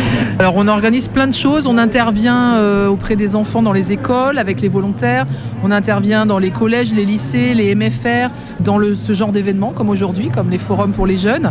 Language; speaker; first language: French; native; French